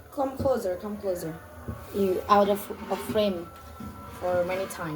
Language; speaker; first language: English; non-native, learner; Indonesian